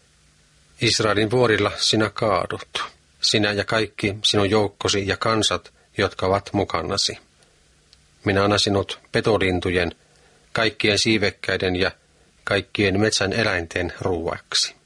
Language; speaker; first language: Finnish; native; Finnish